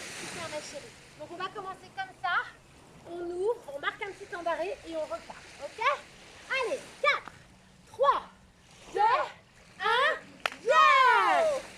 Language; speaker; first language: French; native; French